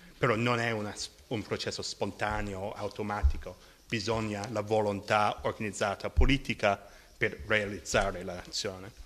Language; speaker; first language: Italian; non-native, fluent; English